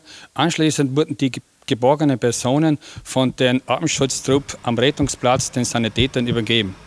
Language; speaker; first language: German; native; German